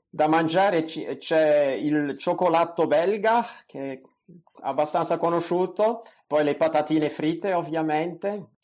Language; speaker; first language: Italian; non-native, fluent; Dutch